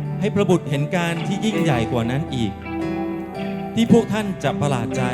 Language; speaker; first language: Thai; native; Thai